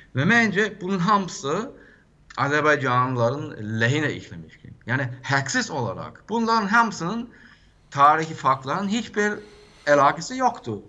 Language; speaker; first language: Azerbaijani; non-native, fluent; German